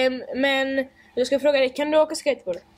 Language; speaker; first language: Swedish; native; Swedish